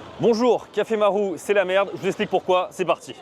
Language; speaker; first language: French; native; French